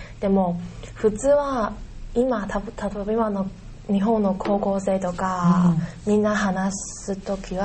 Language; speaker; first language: Japanese; non-native, learner; Chinese